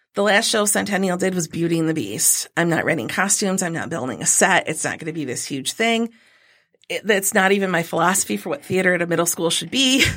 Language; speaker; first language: English; native; English